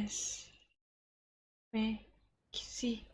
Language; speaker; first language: Spanish; non-native, learner; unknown